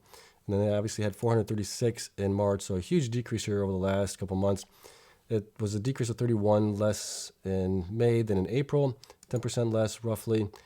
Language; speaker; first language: English; native; English